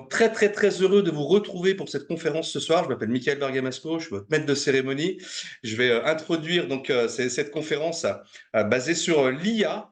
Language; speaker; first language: French; native; French